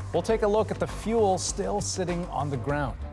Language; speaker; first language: English; native; English